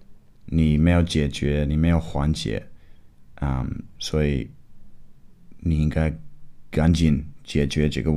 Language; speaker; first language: Chinese; non-native, fluent; English